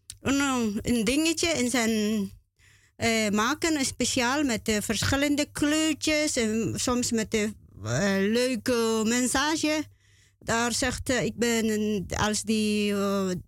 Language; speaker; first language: Dutch; non-native, learner; Spanish